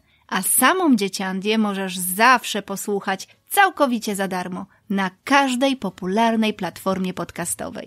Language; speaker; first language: Polish; native; Polish